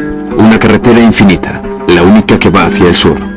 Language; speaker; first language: Spanish; native; Spanish